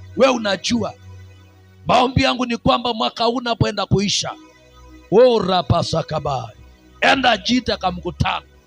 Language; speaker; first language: Swahili; non-native, local second language; Masai